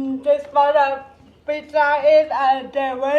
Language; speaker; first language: English; non-native, learner; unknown